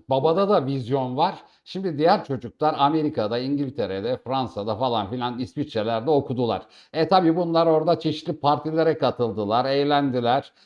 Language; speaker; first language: Turkish; native; Turkish